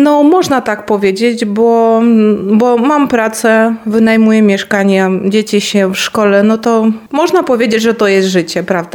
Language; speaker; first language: Polish; non-native, fluent; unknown